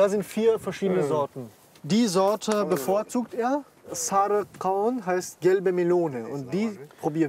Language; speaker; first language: German; non-native, fluent; Uzbek